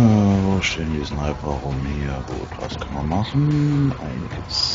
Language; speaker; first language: German; native; German